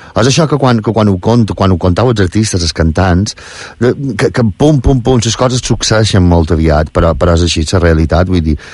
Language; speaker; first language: Catalan; native; Catalan